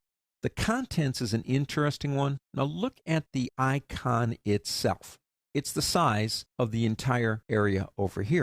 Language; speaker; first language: English; native; English